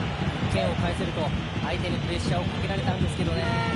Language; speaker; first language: Japanese; native; Japanese